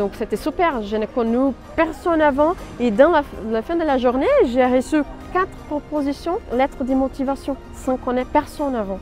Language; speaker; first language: French; non-native, fluent; Portuguese